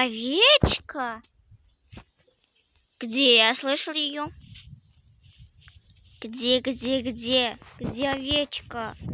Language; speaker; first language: Russian; non-native, local second language; Kazakh